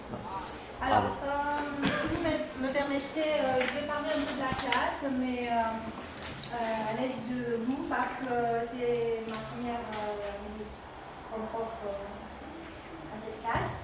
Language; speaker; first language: French; non-native, fluent; Romanian